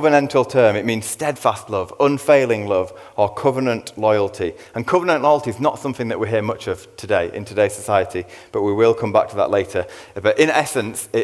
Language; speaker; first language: English; native; English